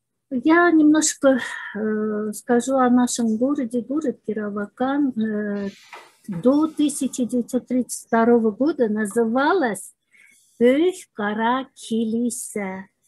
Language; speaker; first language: Russian; non-native, local second language; Azerbaijani